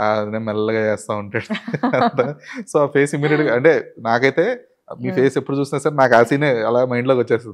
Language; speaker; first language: Telugu; native; Telugu